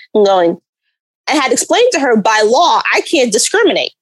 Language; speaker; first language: English; native; English